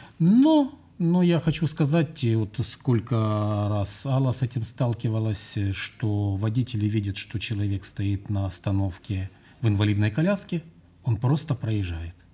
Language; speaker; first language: Russian; native; Russian